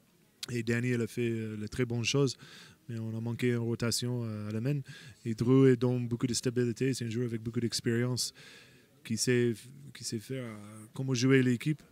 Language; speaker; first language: French; non-native, fluent; English